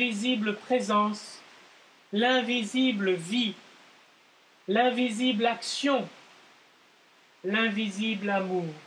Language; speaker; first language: French; native; French